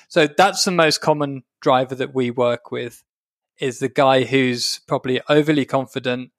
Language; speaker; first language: English; native; English